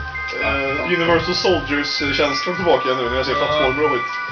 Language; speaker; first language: Swedish; native; Swedish